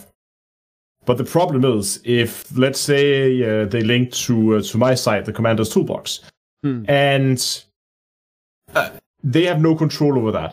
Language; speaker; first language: English; non-native, fluent; Danish